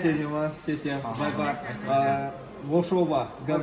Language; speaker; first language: Chinese; non-native, learner; Tajik